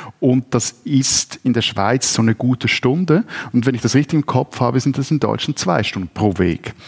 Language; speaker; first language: German; native; German